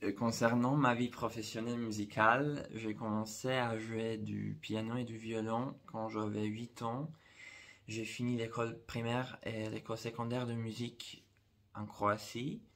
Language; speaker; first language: French; non-native, fluent; Croatian